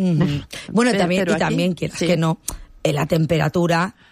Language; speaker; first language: Spanish; native; Spanish